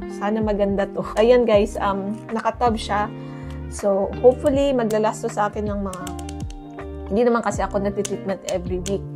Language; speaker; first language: Filipino; non-native, local second language; Cebuano